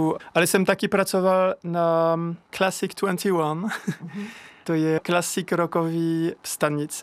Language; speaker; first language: Czech; non-native, learner; French